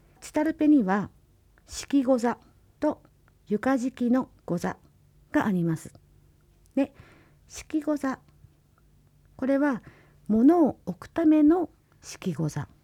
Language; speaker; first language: Japanese; native; Japanese